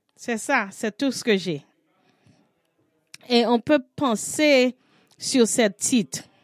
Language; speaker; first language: French; non-native, learner; English